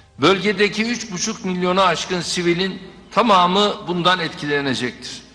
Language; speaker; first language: Turkish; native; Turkish